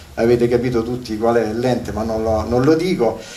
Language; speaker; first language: Italian; native; Italian